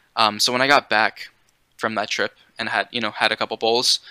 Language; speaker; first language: English; native; English